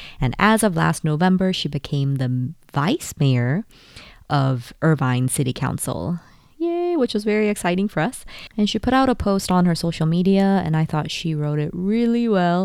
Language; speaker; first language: English; early bilingual, other home language; Korean